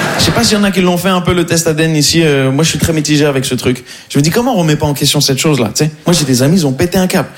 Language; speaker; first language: French; native; French